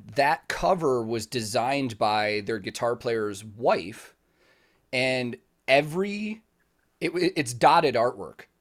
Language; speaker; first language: English; native; English